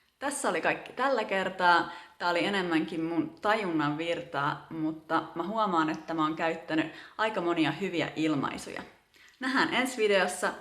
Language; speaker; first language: Finnish; native; Finnish